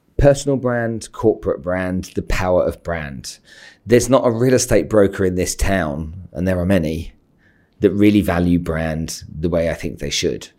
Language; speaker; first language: English; native; English